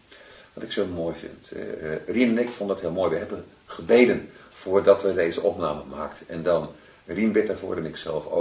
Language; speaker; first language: Dutch; native; Dutch